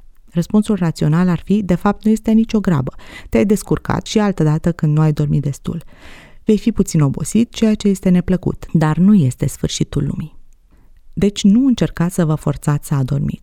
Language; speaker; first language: Romanian; native; Romanian